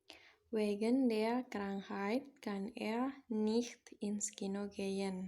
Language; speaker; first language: German; non-native, fluent; Indonesian